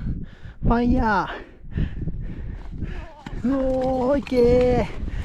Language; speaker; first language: Japanese; native; Japanese